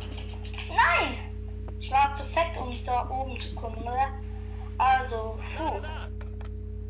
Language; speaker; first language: German; non-native, fluent; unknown